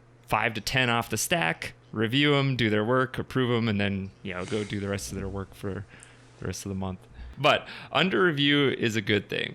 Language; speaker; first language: English; native; English